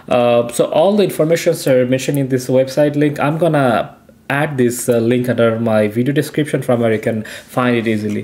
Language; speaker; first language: English; non-native, local second language; Bangla